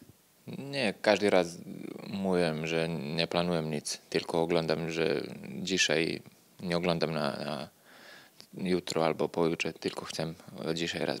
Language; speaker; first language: Polish; non-native, learner; Serbian